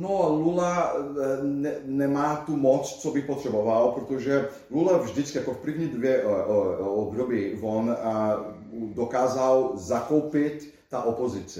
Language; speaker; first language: Czech; non-native, fluent; Portuguese